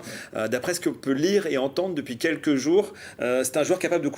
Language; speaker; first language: French; native; French